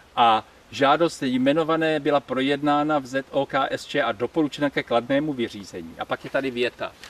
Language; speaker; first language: Czech; native; Czech